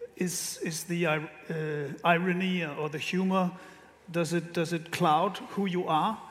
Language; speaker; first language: English; non-native, fluent; Danish